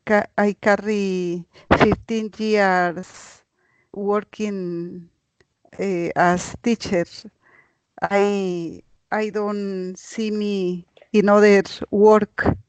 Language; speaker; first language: English; non-native, learner; Spanish